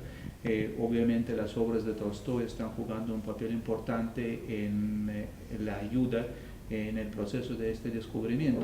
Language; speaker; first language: Spanish; non-native, fluent; Russian